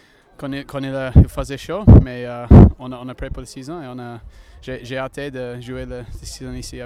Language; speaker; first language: French; non-native, learner; English